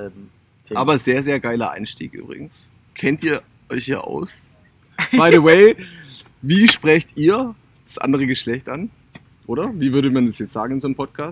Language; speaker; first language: German; native; German